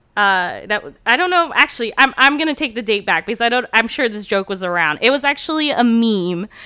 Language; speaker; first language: English; early bilingual, other home language; Turkish